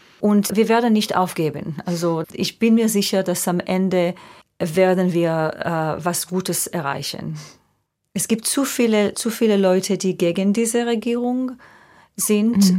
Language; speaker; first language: German; non-native, fluent; Hebrew